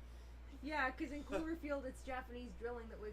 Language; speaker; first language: English; native; English